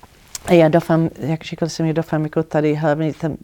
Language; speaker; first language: Czech; non-native, learner; English